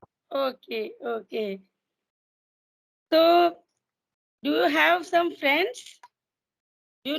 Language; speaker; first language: English; non-native, fluent; Hindi